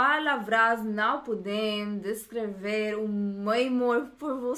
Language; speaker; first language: Portuguese; non-native, learner; English